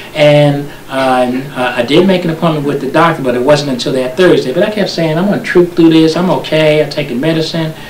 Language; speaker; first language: English; native; English